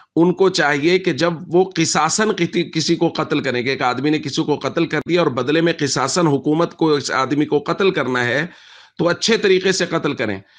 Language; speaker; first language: Urdu; native; Urdu